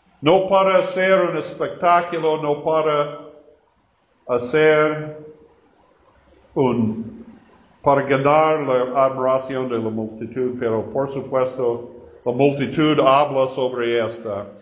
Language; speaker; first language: Spanish; non-native, learner; English